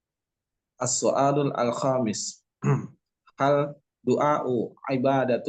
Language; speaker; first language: Arabic; non-native, learner; Indonesian